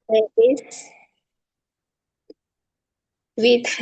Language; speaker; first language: English; non-native, learner; Indonesian